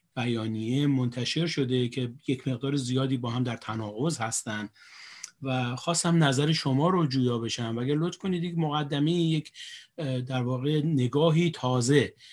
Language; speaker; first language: Persian; native; Persian